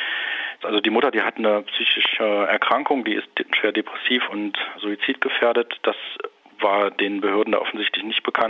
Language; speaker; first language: German; native; German